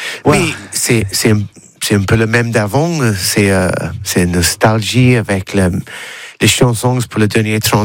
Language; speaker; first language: French; non-native, learner; English